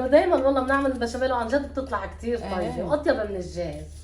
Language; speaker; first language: Arabic; native; Arabic